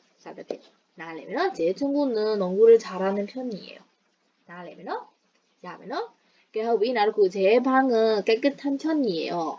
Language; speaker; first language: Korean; non-native, fluent; Burmese